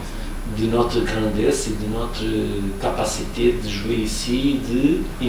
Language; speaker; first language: French; non-native, fluent; Portuguese